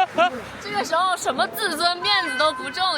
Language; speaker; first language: Chinese; native; Chinese